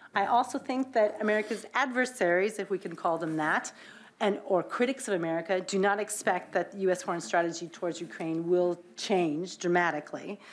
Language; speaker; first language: English; native; English